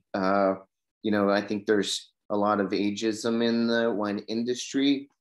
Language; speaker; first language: English; native; English